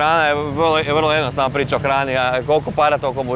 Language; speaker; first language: Serbian; native; Serbian